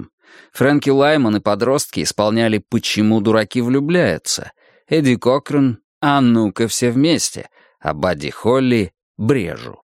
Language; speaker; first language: Russian; native; Russian